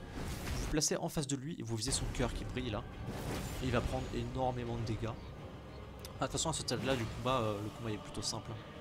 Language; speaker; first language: French; native; French